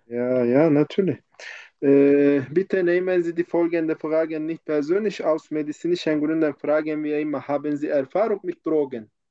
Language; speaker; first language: German; non-native, fluent; Turkish